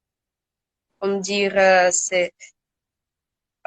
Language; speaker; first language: French; non-native, learner; Russian